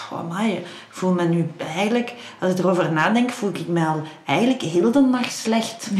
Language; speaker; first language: Dutch; native; Dutch